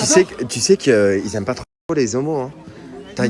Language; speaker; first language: French; native; French